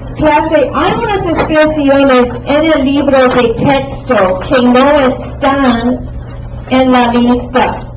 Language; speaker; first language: Spanish; non-native, fluent; English